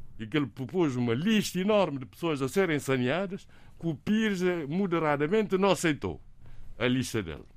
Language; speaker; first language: Portuguese; non-native, local second language; Kabuverdianu